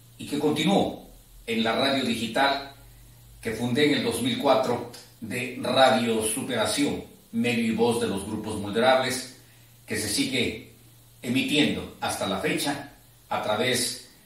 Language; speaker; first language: Spanish; native; Spanish